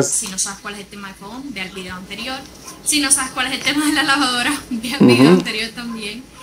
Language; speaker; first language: Portuguese; non-native, learner; Spanish